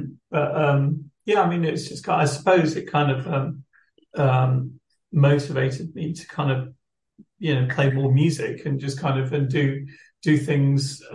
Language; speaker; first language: English; native; English